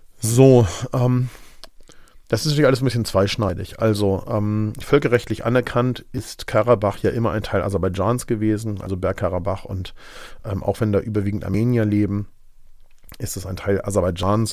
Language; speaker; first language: German; native; German